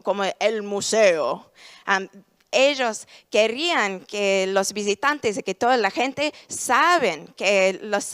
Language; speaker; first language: Spanish; non-native, learner; English